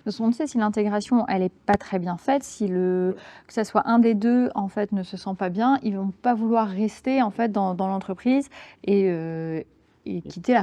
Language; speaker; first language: French; native; French